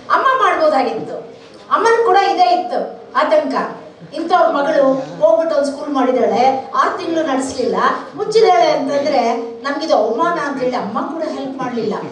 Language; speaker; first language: Kannada; non-native, local second language; Telugu